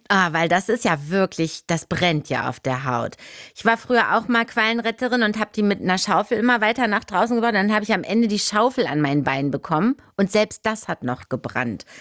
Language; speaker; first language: German; native; German